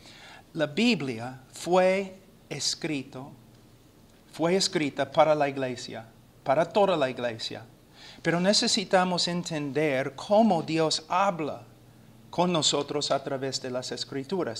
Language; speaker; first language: Spanish; non-native, fluent; English